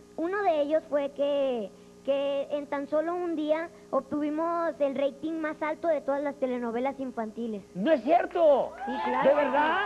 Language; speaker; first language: Spanish; native; Spanish